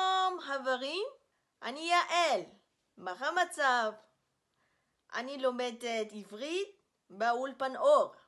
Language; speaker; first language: Hebrew; non-native, learner; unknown